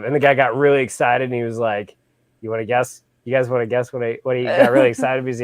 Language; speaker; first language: English; native; English